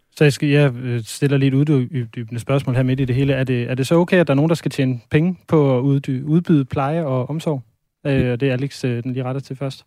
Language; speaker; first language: Danish; native; Danish